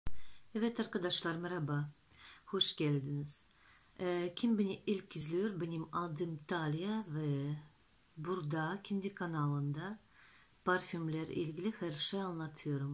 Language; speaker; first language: Turkish; non-native, fluent; Russian